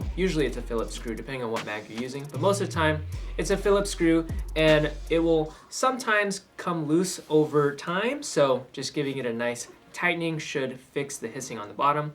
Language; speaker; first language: English; native; English